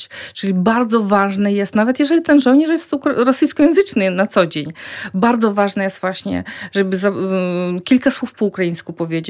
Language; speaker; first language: Polish; non-native, fluent; Ukrainian